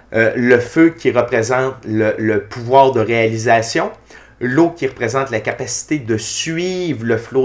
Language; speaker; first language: French; native; French